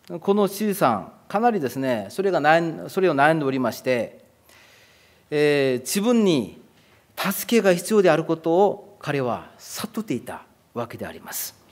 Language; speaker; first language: Japanese; non-native, fluent; Korean